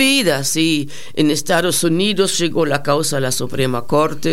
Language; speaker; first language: Spanish; non-native, fluent; German